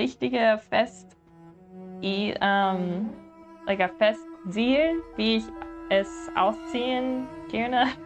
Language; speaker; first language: German; non-native, learner; English